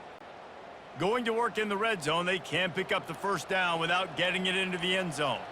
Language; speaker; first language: English; native; English